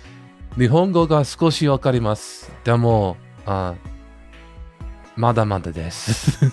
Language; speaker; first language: Japanese; non-native, learner; English